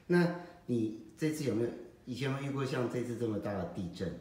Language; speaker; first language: Chinese; native; Chinese